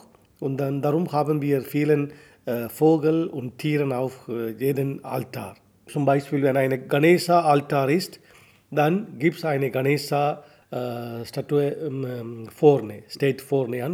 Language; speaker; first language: German; non-native, learner; Tamil